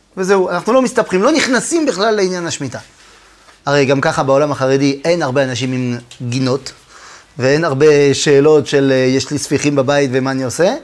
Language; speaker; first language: Hebrew; non-native, fluent; French